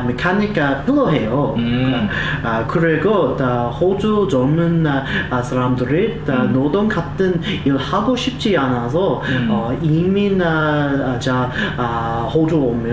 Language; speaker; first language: Korean; non-native, learner; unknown